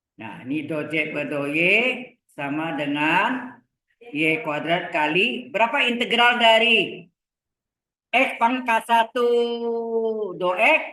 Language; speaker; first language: Indonesian; native; Indonesian